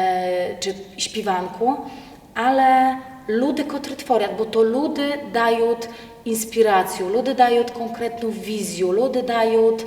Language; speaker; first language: Polish; non-native, local second language; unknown